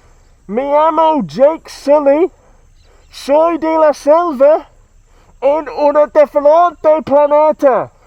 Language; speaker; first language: Spanish; non-native, learner; English